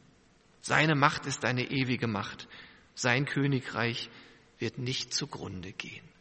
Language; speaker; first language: German; native; German